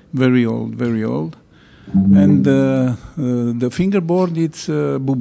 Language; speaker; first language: English; non-native, learner; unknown